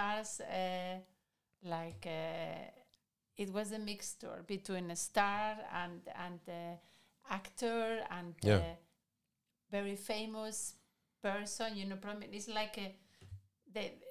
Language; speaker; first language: English; non-native, fluent; Spanish